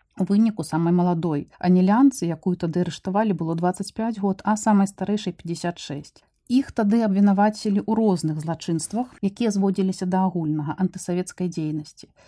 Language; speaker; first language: Belarusian; non-native, local second language; Russian